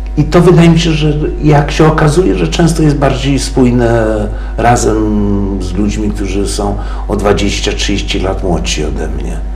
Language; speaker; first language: Polish; early bilingual, heritage; Polish